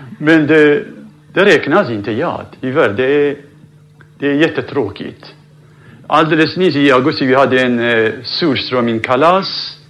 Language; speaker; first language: Swedish; non-native, fluent; Central Kurdish